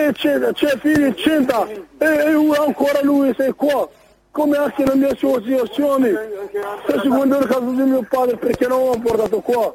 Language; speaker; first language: Italian; non-native, learner; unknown